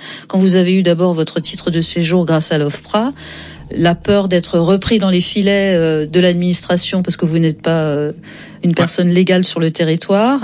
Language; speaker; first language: French; native; French